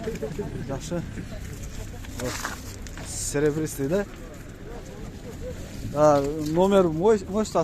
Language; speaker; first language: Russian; non-native, local second language; Kyrgyz